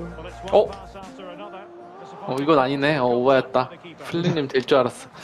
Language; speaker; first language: Korean; native; Korean